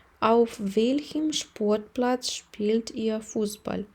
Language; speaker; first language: German; non-native, fluent; Ukrainian